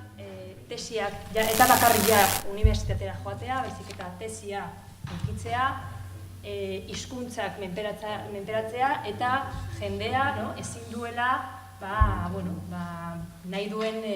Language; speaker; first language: Basque; non-native, local second language; Spanish